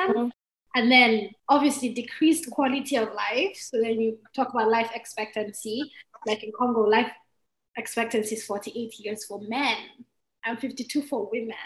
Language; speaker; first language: English; non-native, local second language; Igbo